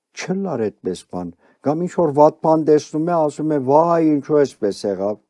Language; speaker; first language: Armenian; early bilingual, heritage; Armenian